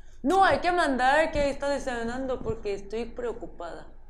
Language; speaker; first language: Spanish; non-native, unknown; Korean